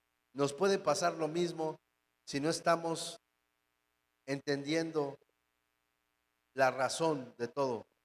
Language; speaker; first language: Spanish; native; Spanish